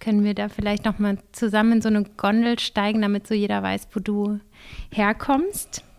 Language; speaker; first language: German; native; German